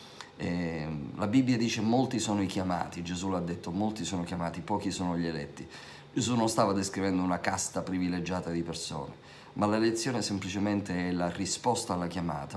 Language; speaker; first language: Italian; native; Italian